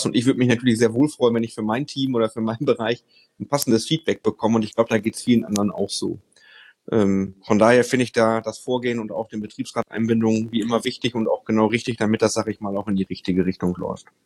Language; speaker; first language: German; native; German